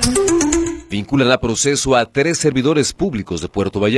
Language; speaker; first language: Spanish; native; Spanish